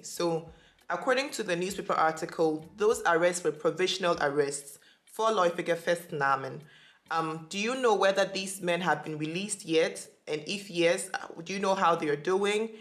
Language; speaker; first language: English; non-native, local second language; Akan